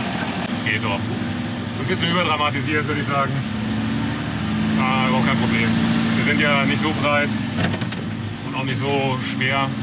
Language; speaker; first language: German; native; German